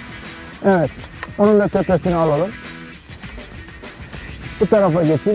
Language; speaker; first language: Turkish; native; Turkish